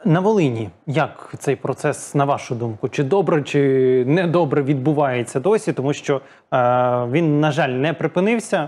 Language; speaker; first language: Ukrainian; native; Ukrainian